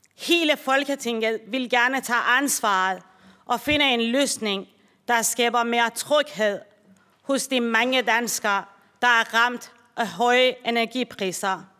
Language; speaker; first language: Danish; non-native, fluent; Persian